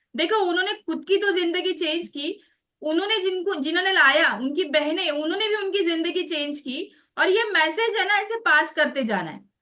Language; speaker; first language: Hindi; non-native, local second language; Marathi